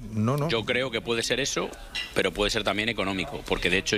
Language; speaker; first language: Spanish; native; Spanish